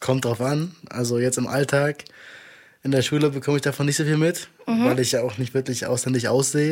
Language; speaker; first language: German; native; German